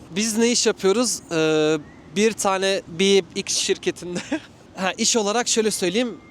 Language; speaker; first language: Turkish; native; Turkish